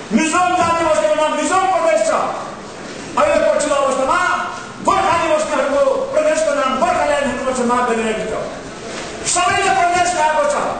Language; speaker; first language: Nepali; non-native, local second language; Sherpa